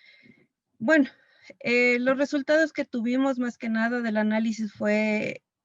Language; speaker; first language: Spanish; native; Spanish